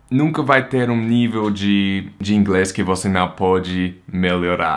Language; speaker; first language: Portuguese; non-native, fluent; English